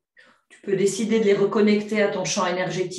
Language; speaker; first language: French; native; French